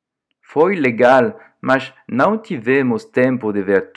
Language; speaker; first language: Portuguese; non-native, fluent; French